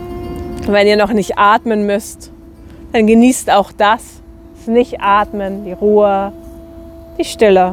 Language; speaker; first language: German; native; German